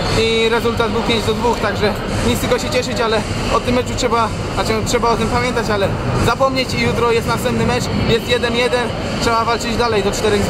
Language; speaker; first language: Polish; native; Polish